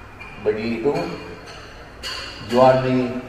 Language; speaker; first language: Indonesian; early bilingual, other home language; Min Nan Chinese